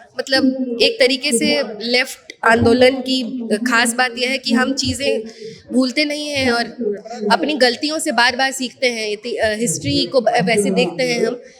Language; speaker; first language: Hindi; native; Hindi